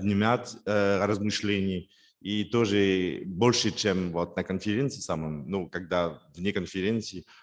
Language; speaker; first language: Russian; non-native, fluent; French